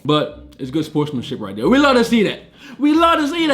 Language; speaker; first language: English; native; English